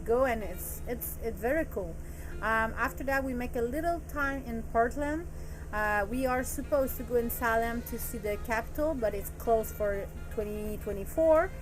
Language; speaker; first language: English; non-native, learner; French